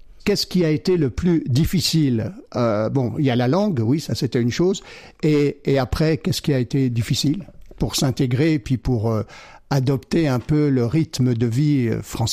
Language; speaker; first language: French; native; French